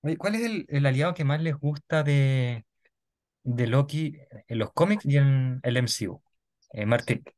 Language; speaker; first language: Spanish; native; Spanish